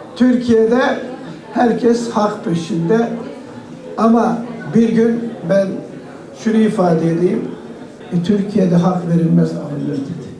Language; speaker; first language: Turkish; native; Turkish